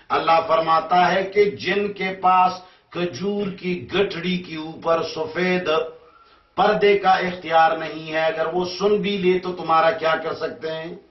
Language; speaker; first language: Urdu; non-native, local second language; Pashto